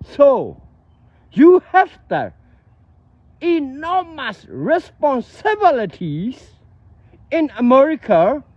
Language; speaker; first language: English; non-native, learner; Burmese